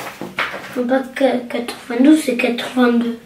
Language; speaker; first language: French; early bilingual, other home language; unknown